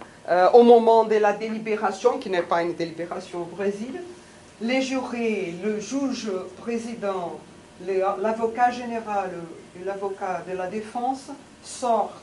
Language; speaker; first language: French; non-native, fluent; Portuguese